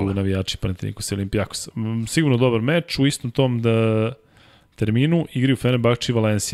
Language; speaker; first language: Serbian; native; Serbian